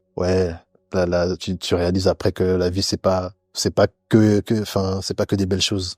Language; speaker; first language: French; early bilingual, other home language; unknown